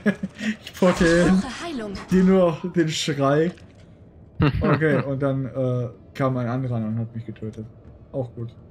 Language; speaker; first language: German; native; German